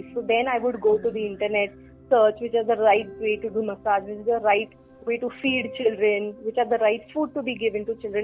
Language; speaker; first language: English; non-native, local second language; Hindi